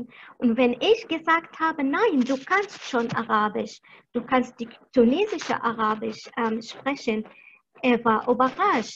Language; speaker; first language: German; non-native, fluent; Arabic